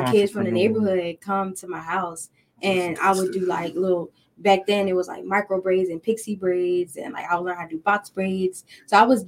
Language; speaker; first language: English; native; English